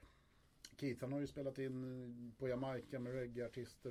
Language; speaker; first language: Swedish; native; Swedish